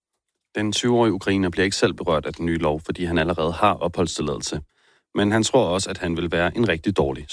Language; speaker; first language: Danish; native; Danish